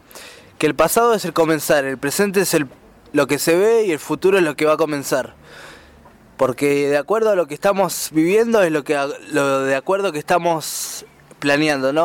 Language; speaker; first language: Spanish; native; Spanish